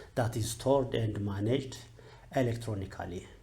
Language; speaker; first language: English; non-native, local second language; Amharic